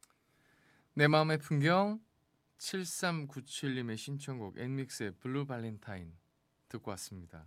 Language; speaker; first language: Korean; native; Korean